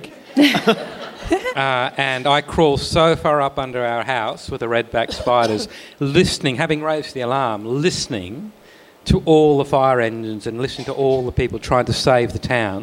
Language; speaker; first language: English; native; English